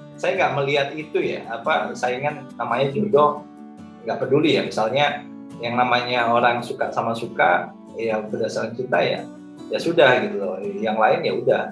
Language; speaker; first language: Indonesian; native; Indonesian